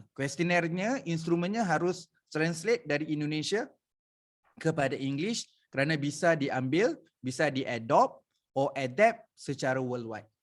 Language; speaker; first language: Malay; native; Malay